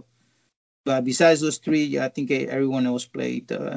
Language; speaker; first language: English; non-native, fluent; Spanish